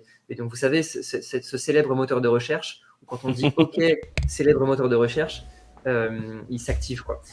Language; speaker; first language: French; native; French